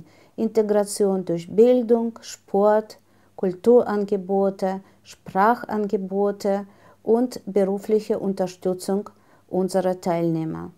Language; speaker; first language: German; non-native, fluent; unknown